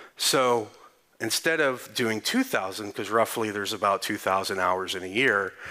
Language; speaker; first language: English; native; English